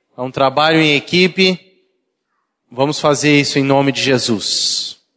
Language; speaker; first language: Portuguese; native; Portuguese